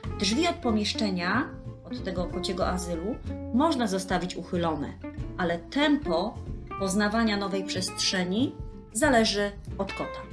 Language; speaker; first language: Polish; native; Polish